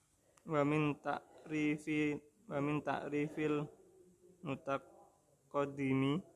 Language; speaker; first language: Arabic; non-native, learner; Indonesian